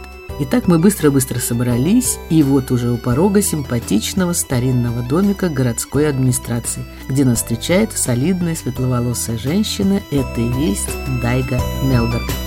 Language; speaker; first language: Russian; native; Russian